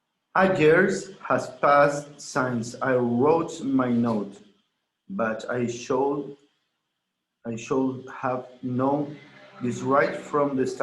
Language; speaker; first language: English; non-native, learner; Spanish